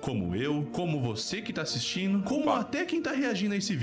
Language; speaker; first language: Portuguese; native; Portuguese